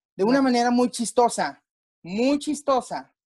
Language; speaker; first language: Spanish; native; Spanish